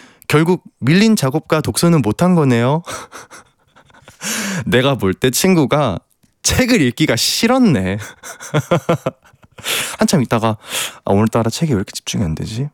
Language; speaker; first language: Korean; native; Korean